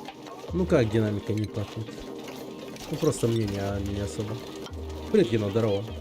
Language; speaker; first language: Russian; native; Russian